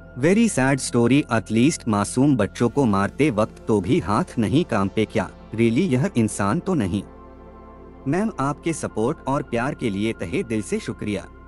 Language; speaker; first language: Hindi; native; Hindi